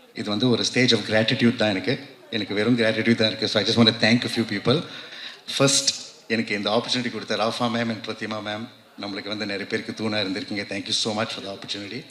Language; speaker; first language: Tamil; early bilingual, heritage; Tamil